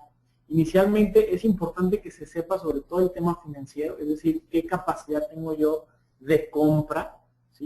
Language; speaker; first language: Spanish; native; Spanish